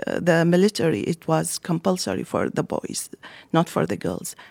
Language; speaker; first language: English; non-native, fluent; Arabic